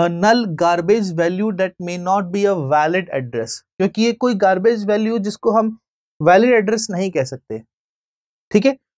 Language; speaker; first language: Hindi; native; Hindi